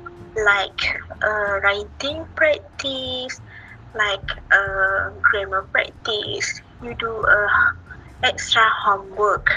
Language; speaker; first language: English; non-native, learner; Malay